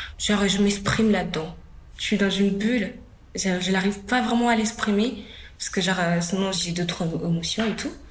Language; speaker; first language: French; early bilingual, other home language; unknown